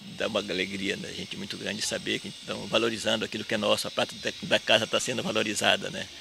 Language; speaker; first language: Portuguese; native; Portuguese